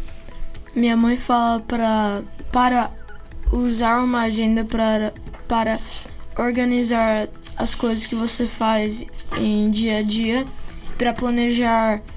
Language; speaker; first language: Portuguese; early bilingual, heritage; Portuguese